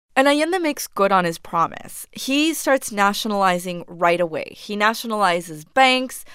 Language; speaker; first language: English; non-native, fluent; Spanish